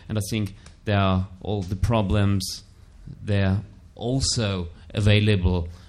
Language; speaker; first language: English; non-native, fluent; German